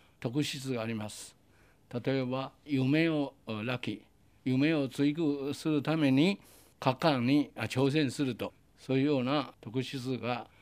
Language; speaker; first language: Japanese; non-native, fluent; Chinese